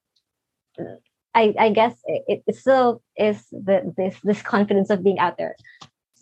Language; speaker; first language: English; non-native, local second language; Filipino